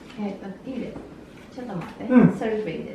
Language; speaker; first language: Japanese; non-native, learner; Filipino